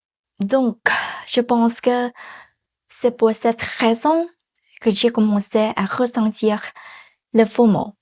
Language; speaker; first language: French; non-native, learner; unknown